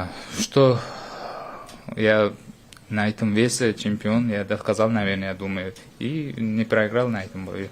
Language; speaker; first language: Russian; non-native, fluent; Uzbek